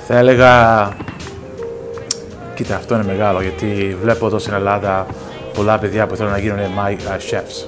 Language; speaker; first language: Greek; early bilingual, heritage; Greek